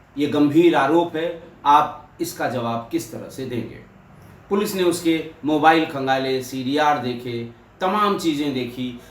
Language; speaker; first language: Hindi; native; Hindi